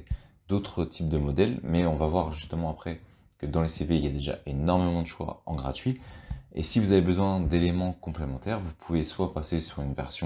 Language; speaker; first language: French; native; French